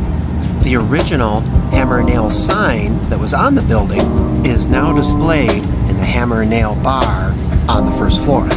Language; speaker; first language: English; native; English